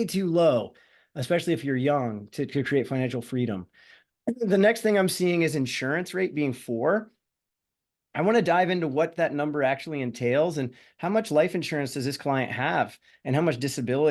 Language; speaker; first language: English; native; English